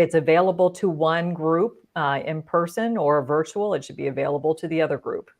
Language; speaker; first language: English; native; English